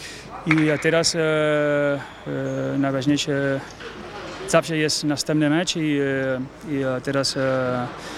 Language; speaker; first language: Polish; non-native, learner; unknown